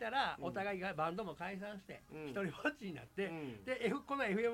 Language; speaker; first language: Japanese; native; Japanese